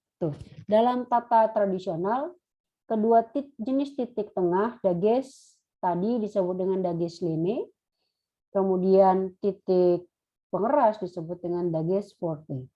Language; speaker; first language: Indonesian; native; Indonesian